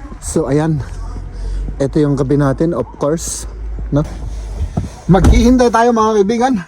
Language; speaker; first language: Filipino; native; Filipino